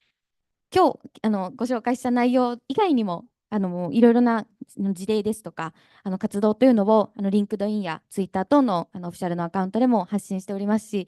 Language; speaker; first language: Japanese; native; Japanese